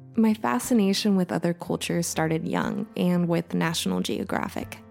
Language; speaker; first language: English; native; English